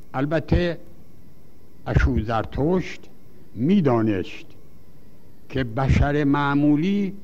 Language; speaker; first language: Persian; native; Persian